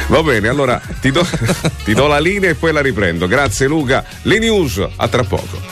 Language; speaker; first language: Italian; native; Italian